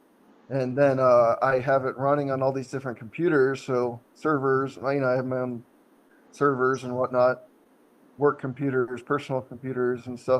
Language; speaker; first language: English; native; English